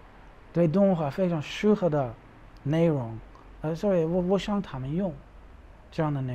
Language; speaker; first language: Chinese; non-native, learner; Dutch